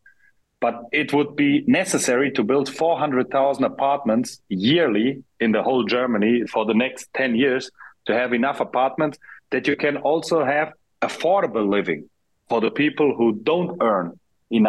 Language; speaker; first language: English; non-native, fluent; German